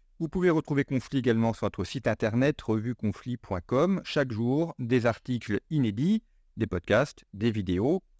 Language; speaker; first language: French; native; French